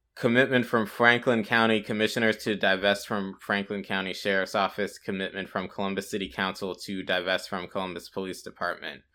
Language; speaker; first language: English; native; English